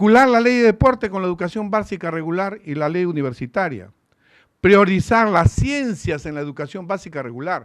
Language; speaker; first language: Spanish; native; Spanish